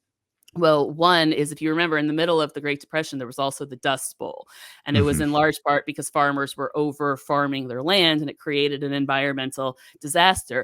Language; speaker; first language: English; native; English